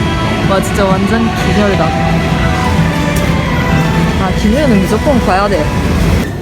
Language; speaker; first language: Korean; non-native, fluent; Japanese